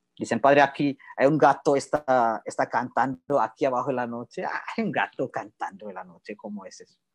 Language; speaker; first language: Spanish; non-native, learner; Indonesian